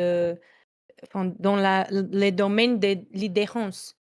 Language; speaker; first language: French; non-native, fluent; Portuguese